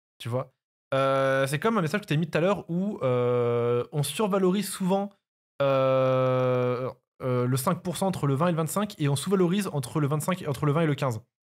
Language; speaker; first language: French; native; French